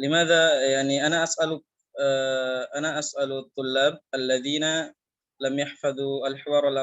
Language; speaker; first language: Arabic; non-native, fluent; Indonesian